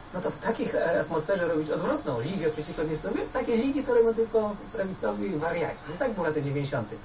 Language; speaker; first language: Polish; native; Polish